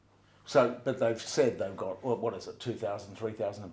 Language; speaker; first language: English; native; English